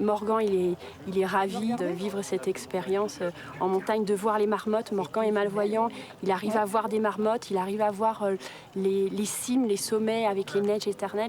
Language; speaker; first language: French; native; French